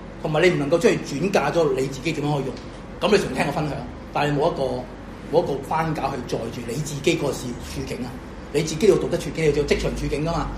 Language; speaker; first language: Cantonese; native; Cantonese